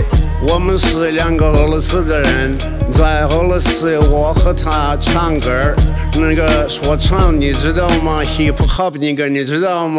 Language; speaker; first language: Chinese; non-native, learner; Russian